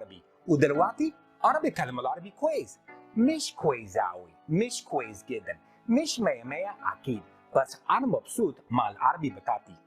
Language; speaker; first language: Arabic; non-native, learner; English